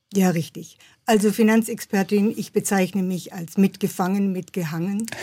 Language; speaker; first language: German; native; German